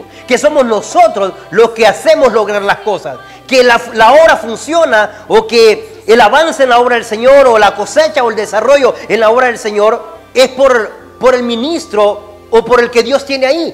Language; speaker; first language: Spanish; native; Spanish